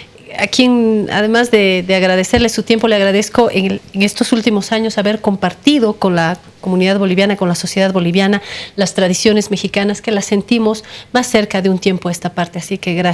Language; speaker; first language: Spanish; native; Spanish